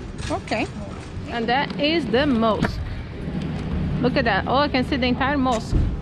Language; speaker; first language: English; non-native, fluent; Portuguese